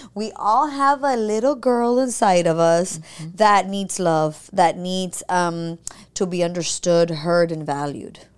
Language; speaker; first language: English; early bilingual, other home language; Spanish